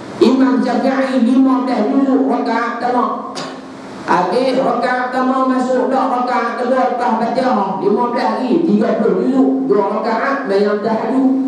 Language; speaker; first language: Malay; native; Malay